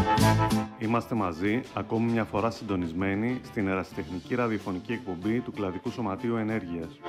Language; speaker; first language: Greek; native; Greek